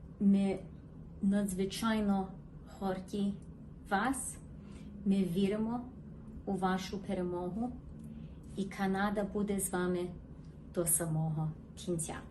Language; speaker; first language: Ukrainian; early bilingual, heritage; Ukrainian